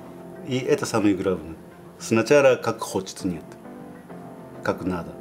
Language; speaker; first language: Russian; non-native, learner; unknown